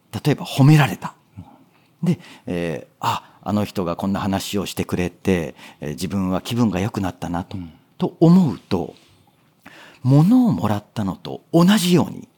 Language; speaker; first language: Japanese; native; Japanese